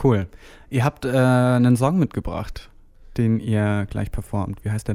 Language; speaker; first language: German; native; German